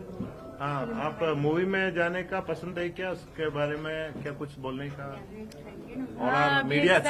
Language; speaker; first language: Hindi; non-native, local second language; Malayalam